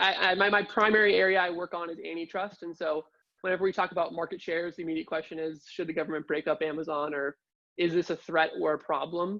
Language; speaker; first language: English; native; English